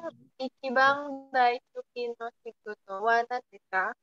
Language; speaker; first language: Japanese; non-native, learner; Indonesian